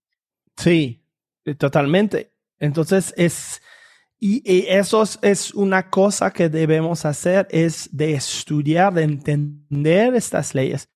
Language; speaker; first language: Spanish; non-native, fluent; French